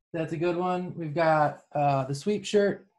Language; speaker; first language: English; native; English